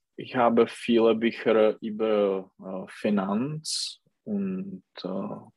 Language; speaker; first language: German; non-native, learner; Czech